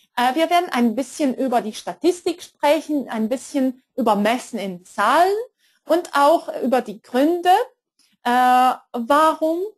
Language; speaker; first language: German; non-native, fluent; Polish